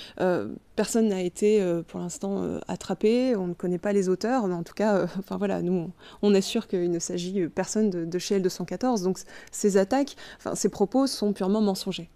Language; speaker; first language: French; native; French